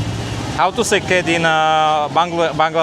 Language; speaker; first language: English; non-native, learner; Slovak